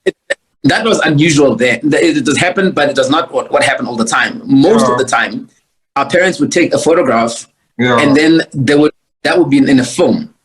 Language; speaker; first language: English; non-native, local second language; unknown